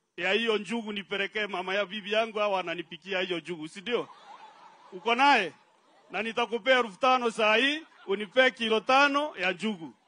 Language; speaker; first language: Swahili; non-native, local second language; Meru